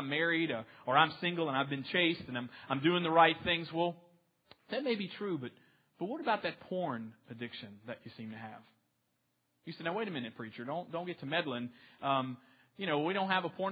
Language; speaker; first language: English; native; English